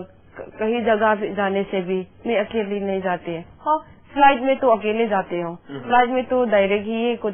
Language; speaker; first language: Hindi; non-native, local second language; Manipuri